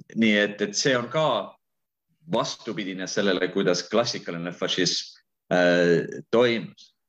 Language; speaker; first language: Estonian; early bilingual, heritage; Estonian